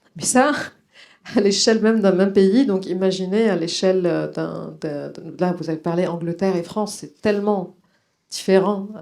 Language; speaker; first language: French; non-native, local second language; Arabic